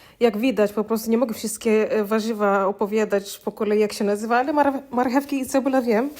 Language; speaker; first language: Polish; non-native, learner; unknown